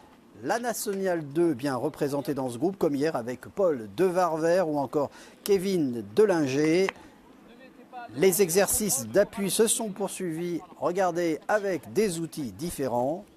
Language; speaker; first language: French; native; French